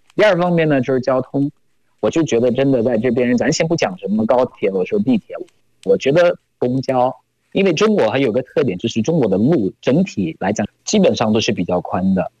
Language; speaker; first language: Chinese; non-native, fluent; French